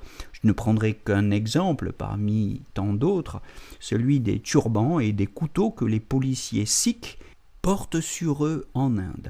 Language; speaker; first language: French; native; French